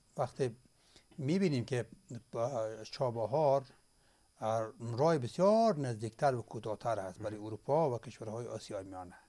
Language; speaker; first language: Persian; native; Persian